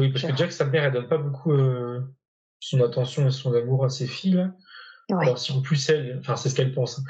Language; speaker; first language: French; native; French